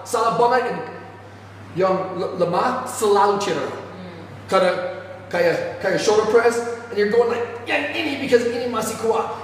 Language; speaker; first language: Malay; non-native, fluent; English